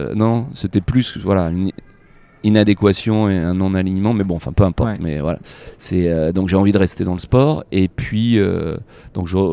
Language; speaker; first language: French; native; French